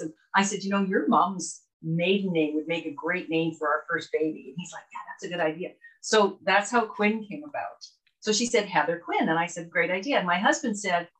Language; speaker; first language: English; native; English